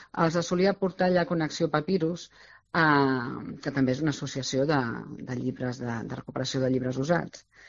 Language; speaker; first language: Catalan; native; Catalan